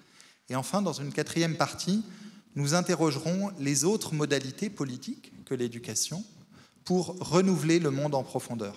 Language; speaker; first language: French; native; French